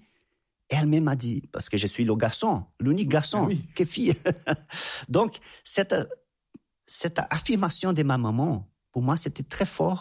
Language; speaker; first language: French; non-native, fluent; Portuguese